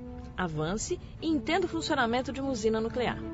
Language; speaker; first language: Portuguese; native; Portuguese